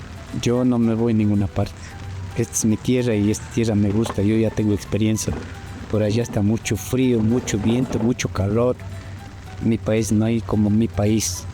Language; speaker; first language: Spanish; non-native, local second language; Quechua